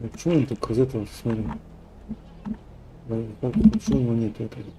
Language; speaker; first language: Russian; native; Russian